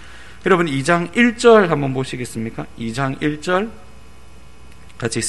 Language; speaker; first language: Korean; native; Korean